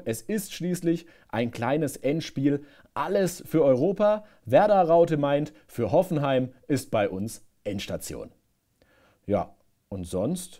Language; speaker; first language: German; native; German